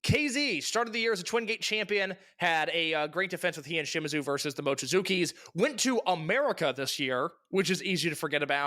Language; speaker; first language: English; native; English